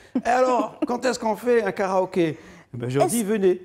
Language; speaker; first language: French; non-native, local second language; Arabic